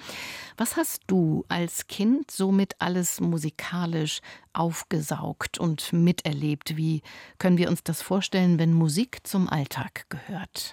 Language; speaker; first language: German; native; German